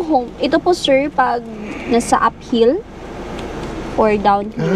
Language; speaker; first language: Filipino; non-native, local second language; Hiligaynon